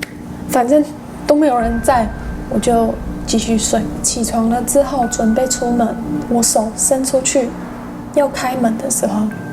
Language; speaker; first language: Chinese; non-native, fluent; English